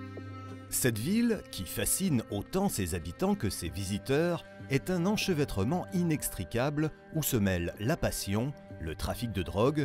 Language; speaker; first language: French; native; French